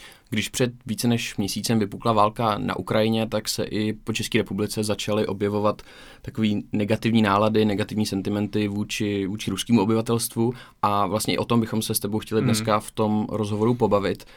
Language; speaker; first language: Czech; native; Czech